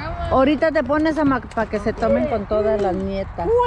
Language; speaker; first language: Spanish; early bilingual, heritage; Spanish